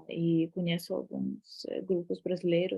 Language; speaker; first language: Portuguese; non-native, fluent; Ukrainian